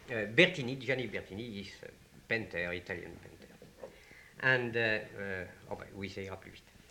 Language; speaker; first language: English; non-native, learner; French